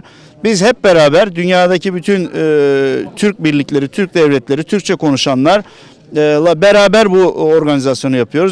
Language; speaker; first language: Turkish; native; Turkish